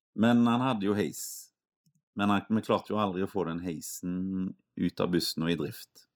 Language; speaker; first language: Norwegian; native; Norwegian